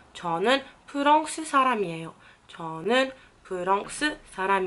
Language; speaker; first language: Korean; non-native, fluent; French